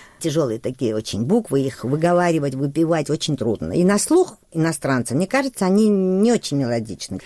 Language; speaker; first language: Russian; non-native, local second language; Georgian